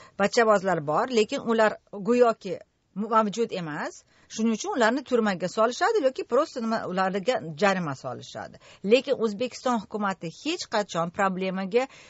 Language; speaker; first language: Uzbek; native; Uzbek